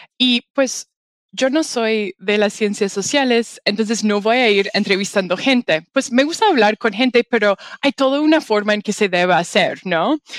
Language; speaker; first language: Spanish; non-native, fluent; English